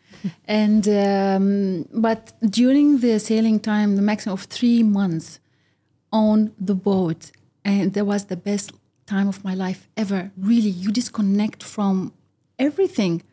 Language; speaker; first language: English; early bilingual, other home language; Arabic